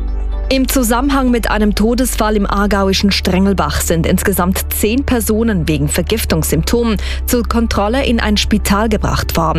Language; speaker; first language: German; native; German